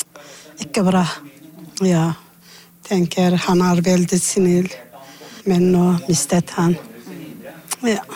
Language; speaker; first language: Norwegian; non-native, learner; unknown